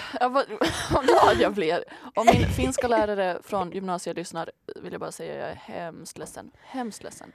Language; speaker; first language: Swedish; native; Swedish